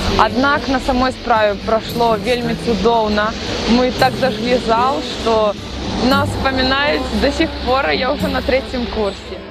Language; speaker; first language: Belarusian; non-native, local second language; Russian